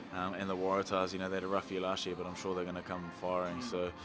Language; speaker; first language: English; native; English